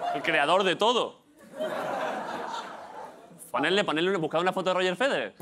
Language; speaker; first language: Spanish; native; Spanish